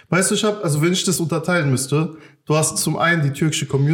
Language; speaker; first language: German; native; German